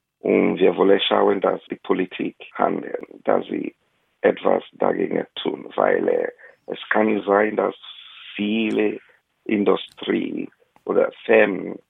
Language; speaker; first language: German; non-native, fluent; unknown